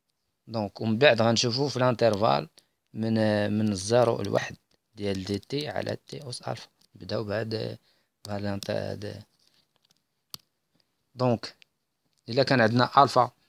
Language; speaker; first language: Arabic; native; Arabic